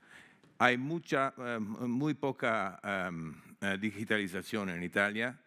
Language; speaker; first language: Spanish; non-native, fluent; Italian